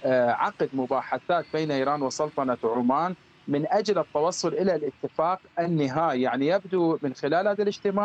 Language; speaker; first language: Arabic; non-native, fluent; Persian